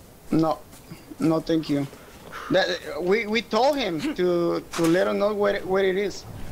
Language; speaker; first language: English; non-native, fluent; Spanish